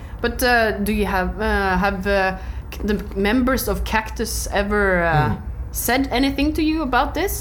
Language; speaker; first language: English; non-native, learner; Norwegian